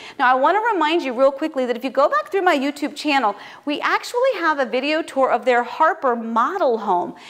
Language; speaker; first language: English; native; English